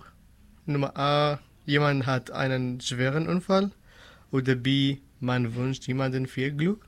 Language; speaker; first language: German; non-native, learner; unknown